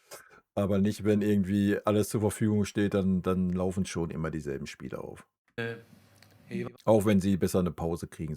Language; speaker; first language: German; native; German